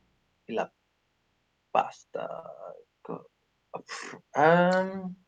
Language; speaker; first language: Spanish; non-native, learner; English